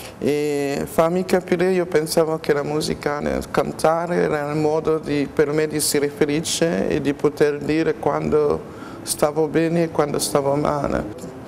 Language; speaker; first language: Italian; non-native, fluent; French